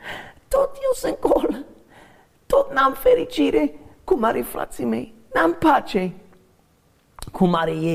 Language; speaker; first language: Romanian; non-native, learner; English